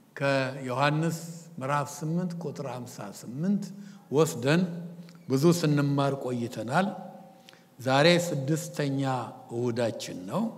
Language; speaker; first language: Amharic; native; Amharic